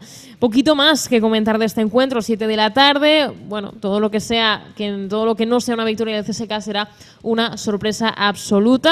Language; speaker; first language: Spanish; native; Spanish